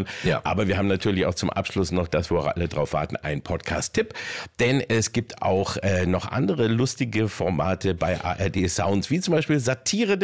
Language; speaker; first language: German; native; German